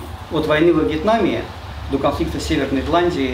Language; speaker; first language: Russian; native; Russian